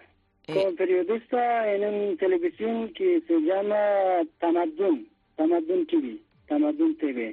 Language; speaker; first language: Spanish; non-native, learner; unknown